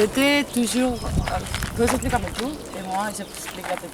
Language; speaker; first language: French; non-native, fluent; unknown